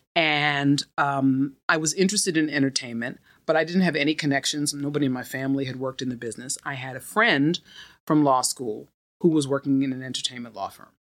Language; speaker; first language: English; native; English